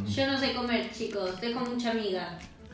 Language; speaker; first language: Spanish; native; Spanish